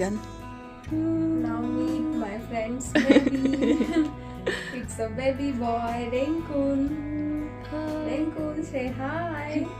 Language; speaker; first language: English; non-native, local second language; Hindi